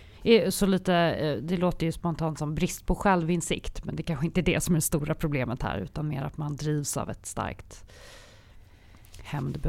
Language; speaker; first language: Swedish; native; Swedish